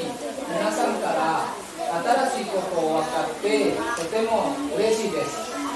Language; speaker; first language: Japanese; non-native, learner; Indonesian